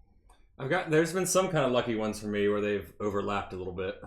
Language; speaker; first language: English; native; English